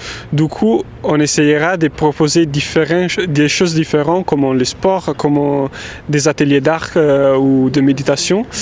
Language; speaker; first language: French; non-native, fluent; Italian